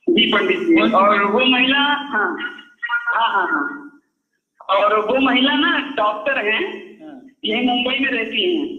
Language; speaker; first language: Hindi; native; Hindi